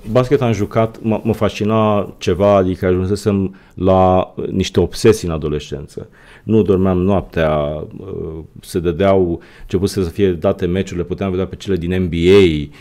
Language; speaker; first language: Romanian; native; Romanian